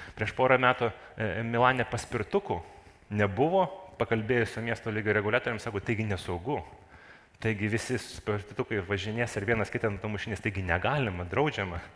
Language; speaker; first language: Lithuanian; non-native, local second language; Russian